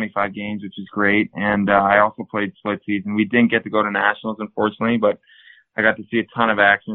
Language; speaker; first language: English; native; English